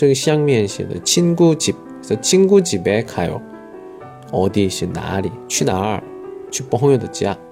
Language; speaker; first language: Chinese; non-native, learner; Korean